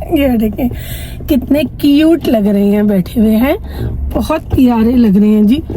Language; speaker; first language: Urdu; native; Urdu